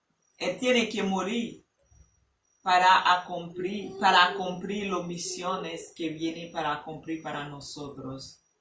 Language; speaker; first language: Spanish; non-native, learner; Haitian Creole